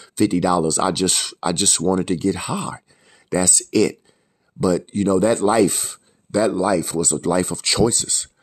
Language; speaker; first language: English; native; English